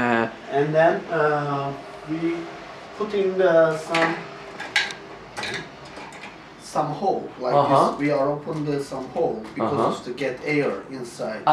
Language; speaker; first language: English; non-native, learner; Arabic